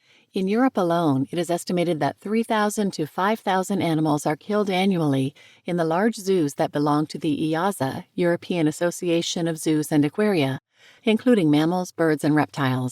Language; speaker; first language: English; native; English